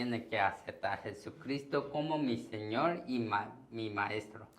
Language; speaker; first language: Spanish; non-native, learner; Korean